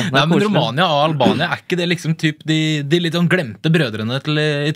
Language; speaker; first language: Norwegian; native; Norwegian